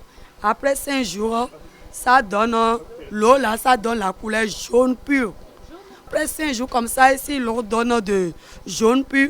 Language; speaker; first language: French; non-native, learner; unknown